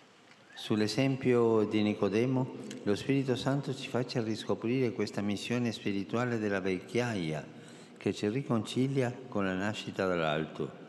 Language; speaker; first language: Italian; non-native, fluent; Spanish